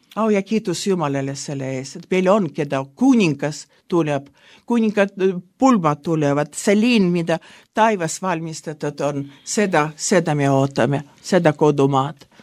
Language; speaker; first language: Estonian; non-native, local second language; Russian